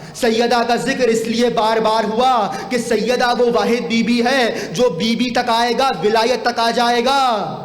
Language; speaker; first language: Urdu; native; Urdu